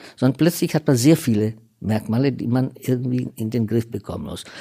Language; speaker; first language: German; non-native, fluent; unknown